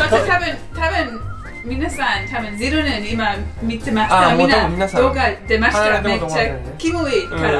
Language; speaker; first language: Japanese; non-native, learner; English